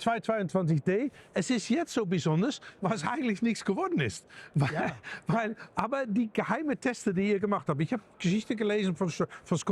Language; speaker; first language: German; native; German